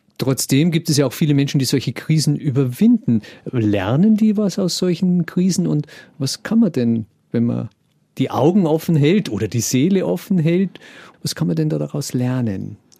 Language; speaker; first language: German; native; German